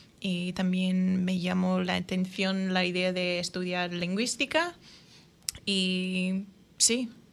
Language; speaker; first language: Spanish; non-native, fluent; English